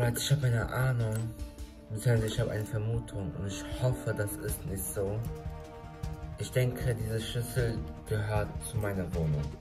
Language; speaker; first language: German; early bilingual, other home language; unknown